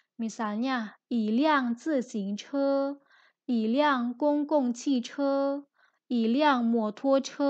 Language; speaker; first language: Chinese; non-native, fluent; Indonesian